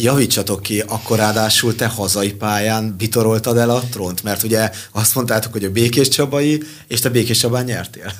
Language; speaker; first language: Hungarian; native; Hungarian